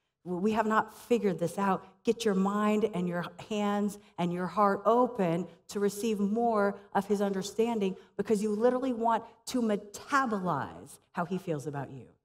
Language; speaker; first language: English; native; English